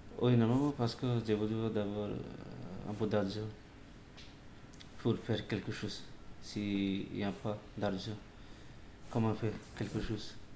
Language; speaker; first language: French; non-native, learner; Bangla